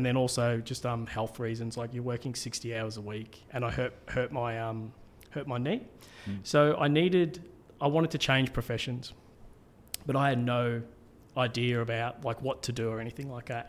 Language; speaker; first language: English; native; English